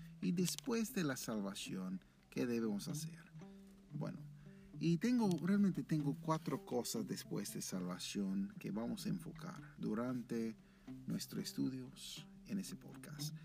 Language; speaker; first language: Spanish; non-native, fluent; English